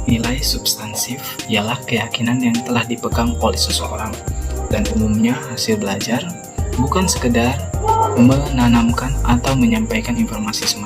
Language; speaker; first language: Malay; non-native, local second language; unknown